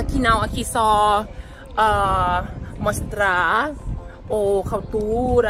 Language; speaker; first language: Portuguese; non-native, learner; Thai